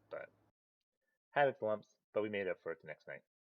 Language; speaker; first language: English; native; English